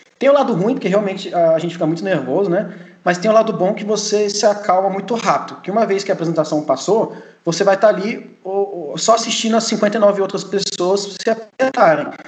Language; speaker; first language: Portuguese; early bilingual, heritage; Portuguese